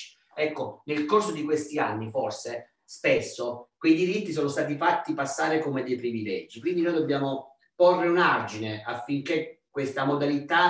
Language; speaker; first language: Italian; native; Italian